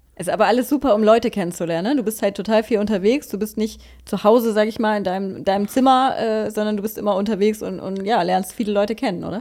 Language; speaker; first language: German; native; German